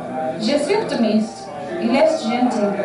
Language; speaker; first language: French; non-native, learner; English